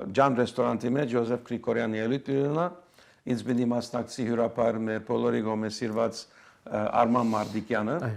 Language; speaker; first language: Armenian; early bilingual, heritage; Armenian